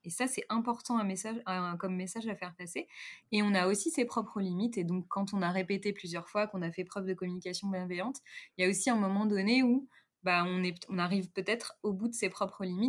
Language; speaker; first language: French; native; French